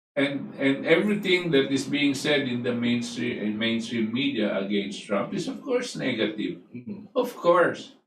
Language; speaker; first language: English; non-native, local second language; Filipino